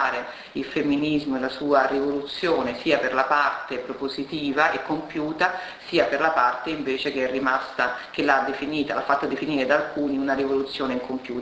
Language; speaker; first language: Italian; native; Italian